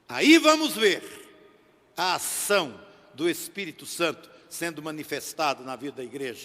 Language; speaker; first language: Portuguese; native; Portuguese